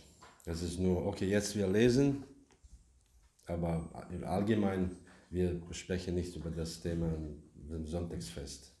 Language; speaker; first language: German; non-native, learner; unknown